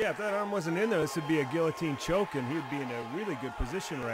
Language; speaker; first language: English; native; English